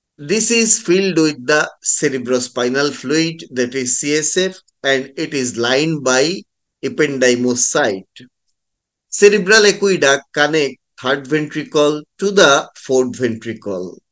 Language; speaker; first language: English; non-native, local second language; Bangla